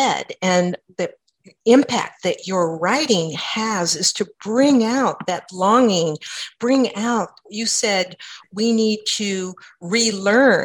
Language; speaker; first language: English; native; English